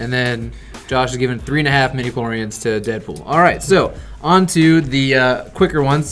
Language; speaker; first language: English; native; English